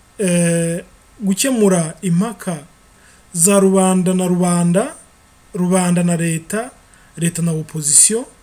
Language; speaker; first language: Kinyarwanda; early bilingual, heritage; Kinyarwanda